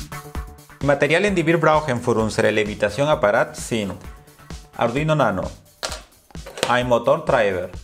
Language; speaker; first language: German; non-native, learner; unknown